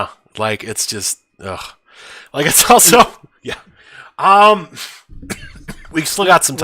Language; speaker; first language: English; native; English